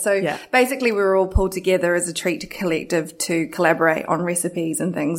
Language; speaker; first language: English; native; English